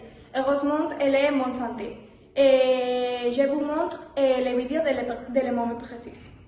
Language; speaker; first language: French; non-native, learner; Spanish